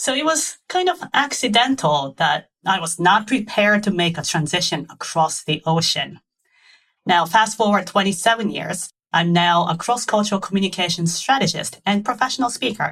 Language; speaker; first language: English; non-native, fluent; Japanese